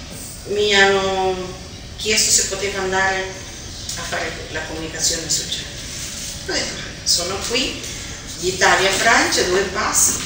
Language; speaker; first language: Italian; non-native, fluent; Kabuverdianu